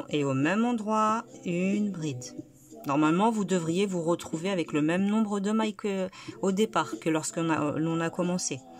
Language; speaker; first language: French; native; French